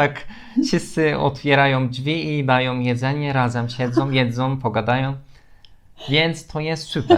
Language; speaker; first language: Polish; non-native, learner; Turkish